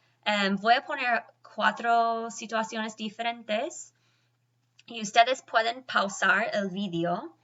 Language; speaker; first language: Spanish; non-native, fluent; English